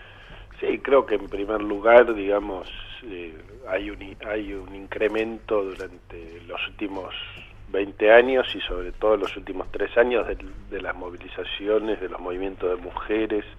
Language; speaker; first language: Spanish; native; Spanish